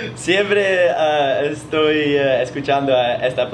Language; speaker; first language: Spanish; non-native, learner; English